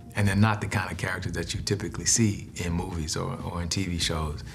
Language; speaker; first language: English; native; English